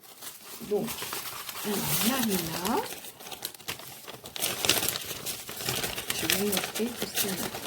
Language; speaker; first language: French; native; French